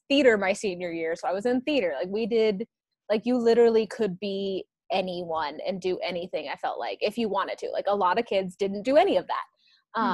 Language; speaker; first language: English; native; English